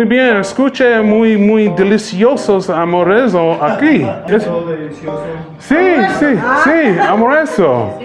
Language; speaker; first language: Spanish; non-native, learner; English